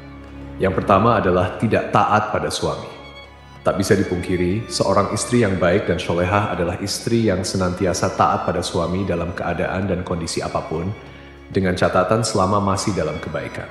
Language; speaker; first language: Indonesian; native; Indonesian